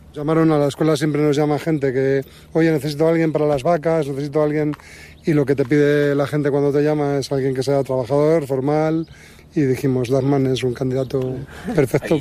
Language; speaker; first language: Spanish; native; Spanish